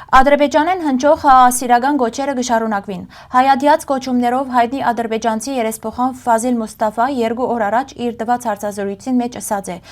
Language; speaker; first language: Armenian; early bilingual, heritage; Armenian